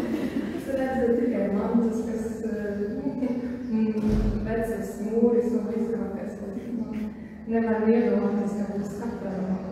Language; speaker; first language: Latvian; non-native, learner; German